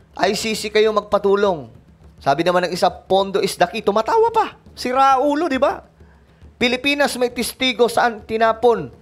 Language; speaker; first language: Filipino; non-native, local second language; Cebuano